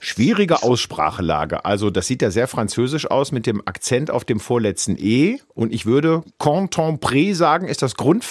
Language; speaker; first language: German; native; German